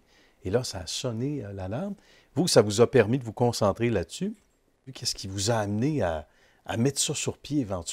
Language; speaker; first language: French; native; French